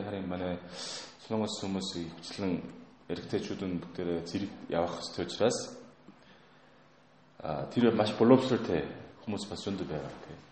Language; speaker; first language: Mongolian; non-native, fluent; Korean